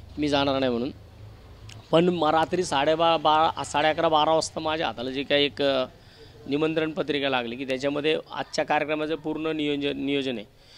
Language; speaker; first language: Marathi; native; Marathi